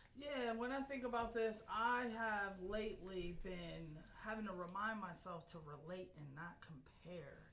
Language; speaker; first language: English; native; English